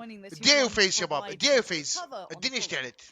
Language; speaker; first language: Arabic; native; Arabic